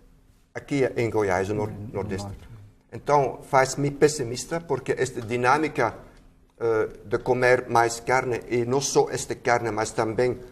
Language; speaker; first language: Portuguese; non-native, fluent; Dutch